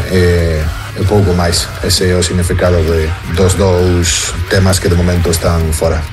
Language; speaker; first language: Galician; non-native, local second language; Spanish